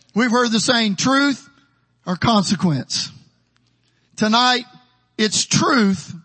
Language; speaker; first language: English; native; English